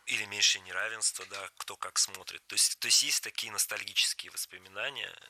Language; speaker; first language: Russian; early bilingual, heritage; Hungarian